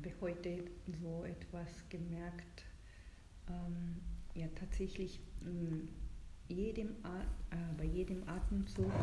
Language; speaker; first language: German; non-native, fluent; Japanese